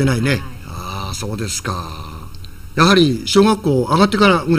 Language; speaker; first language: Japanese; native; Japanese